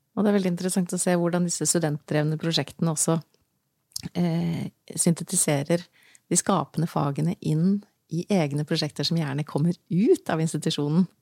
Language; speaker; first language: Norwegian; native; Norwegian